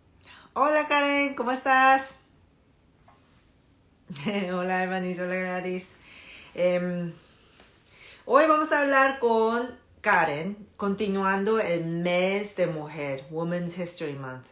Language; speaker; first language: Spanish; non-native, fluent; Korean